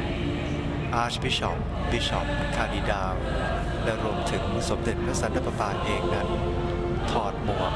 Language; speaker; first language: Thai; native; Thai